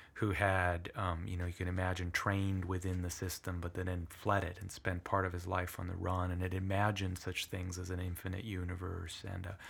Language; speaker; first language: English; early bilingual, other home language; Italian